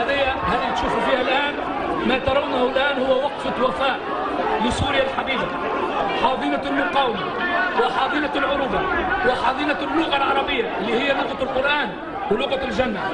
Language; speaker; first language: Arabic; native; Arabic